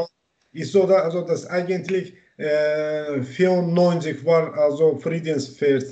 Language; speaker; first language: German; non-native, learner; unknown